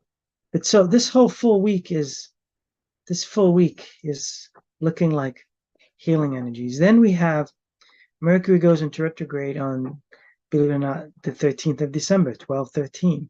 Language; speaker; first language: English; native; English